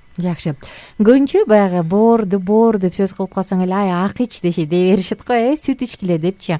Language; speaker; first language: Kyrgyz; native; Kyrgyz